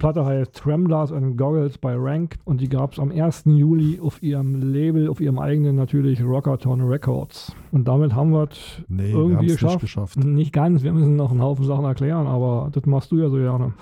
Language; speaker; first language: German; native; German